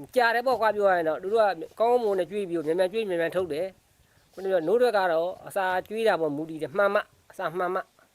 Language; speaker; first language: Burmese; native; Burmese